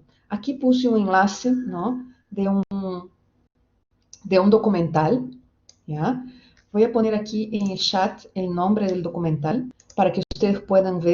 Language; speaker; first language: Spanish; non-native, fluent; Portuguese